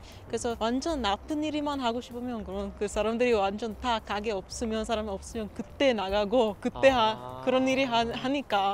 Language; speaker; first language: Korean; non-native, learner; Papiamento